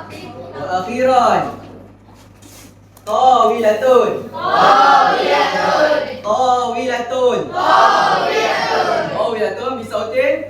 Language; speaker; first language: Arabic; non-native, learner; Malay